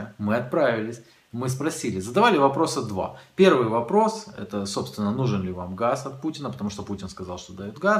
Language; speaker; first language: Russian; native; Russian